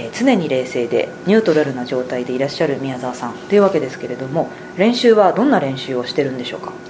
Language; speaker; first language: Japanese; native; Japanese